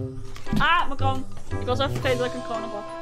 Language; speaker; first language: Dutch; native; Dutch